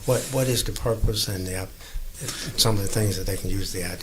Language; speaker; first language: English; native; English